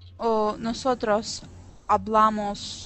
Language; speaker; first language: Spanish; non-native, learner; Russian